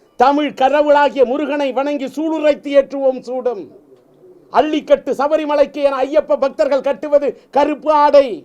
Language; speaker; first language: Tamil; native; Tamil